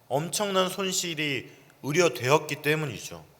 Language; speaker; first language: Korean; native; Korean